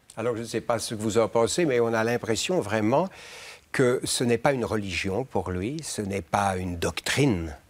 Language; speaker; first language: French; native; French